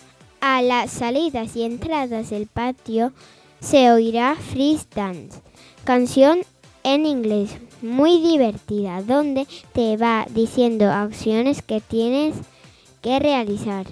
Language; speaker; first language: Spanish; non-native, local second language; Catalan